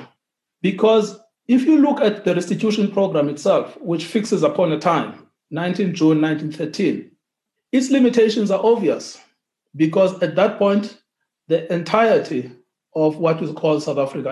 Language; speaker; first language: English; non-native, local second language; Xhosa